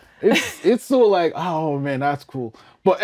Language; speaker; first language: English; native; English